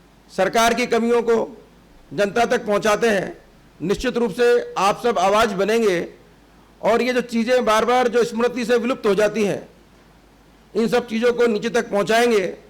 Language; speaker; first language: Hindi; native; Hindi